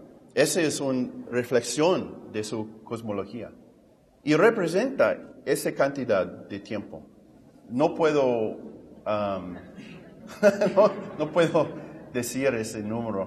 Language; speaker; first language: Spanish; non-native, fluent; English